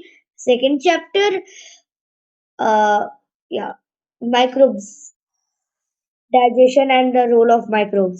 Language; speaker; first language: English; non-native, learner; Hindi